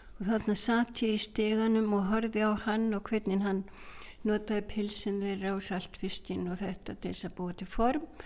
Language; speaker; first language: Icelandic; native; Icelandic